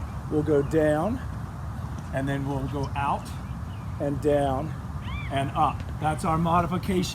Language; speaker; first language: English; native; English